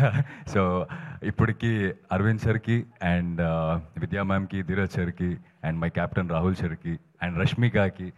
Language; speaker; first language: Telugu; non-native, fluent; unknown